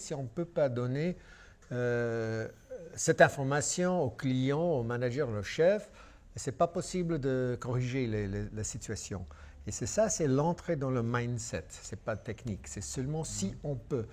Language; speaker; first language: French; non-native, fluent; English